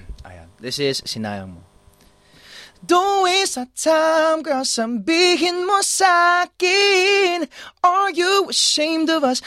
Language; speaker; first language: English; native; English